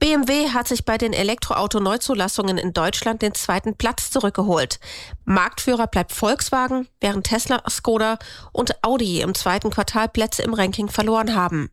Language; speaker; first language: German; native; German